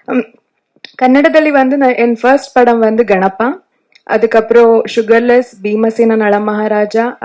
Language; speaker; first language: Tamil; non-native, learner; Kannada